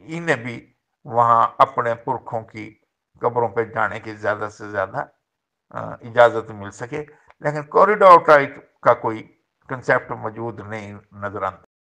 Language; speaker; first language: Urdu; non-native, local second language; Haryanvi